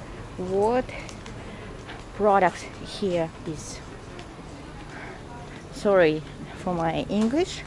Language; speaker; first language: English; non-native, learner; Russian